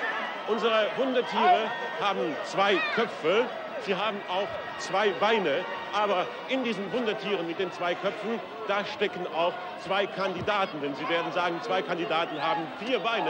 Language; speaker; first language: German; native; German